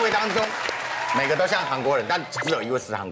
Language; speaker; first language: Chinese; native; Chinese